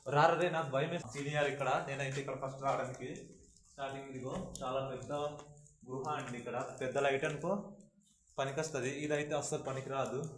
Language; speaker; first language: Telugu; non-native, local second language; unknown